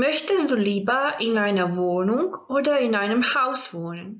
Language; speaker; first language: German; non-native, fluent; Croatian